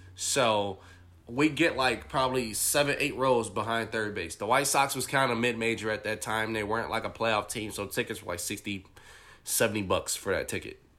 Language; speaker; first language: English; native; English